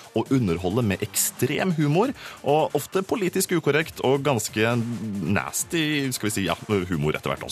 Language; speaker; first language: Norwegian; native; Norwegian